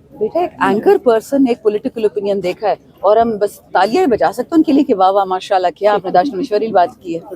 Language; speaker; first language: Urdu; non-native, local second language; Pashto